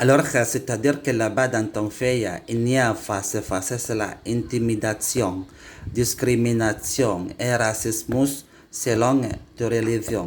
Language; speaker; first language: French; non-native, learner; Indonesian